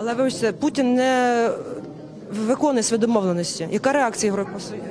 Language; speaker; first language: Ukrainian; native; Ukrainian